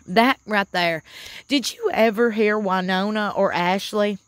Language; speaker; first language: English; native; English